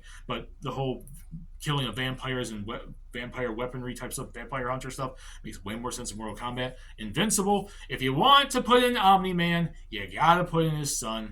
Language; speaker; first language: English; native; English